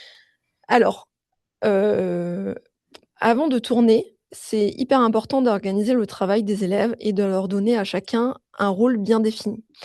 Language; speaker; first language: French; native; French